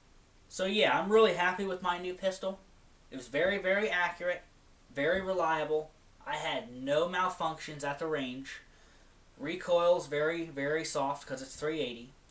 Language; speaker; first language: English; native; English